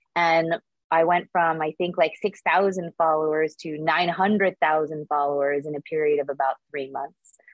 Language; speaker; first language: English; early bilingual, other home language; Korean